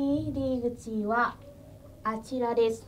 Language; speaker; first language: Japanese; non-native, fluent; Vietnamese